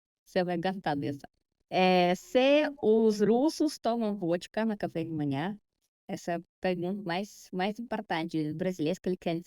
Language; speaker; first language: Portuguese; non-native, fluent; Russian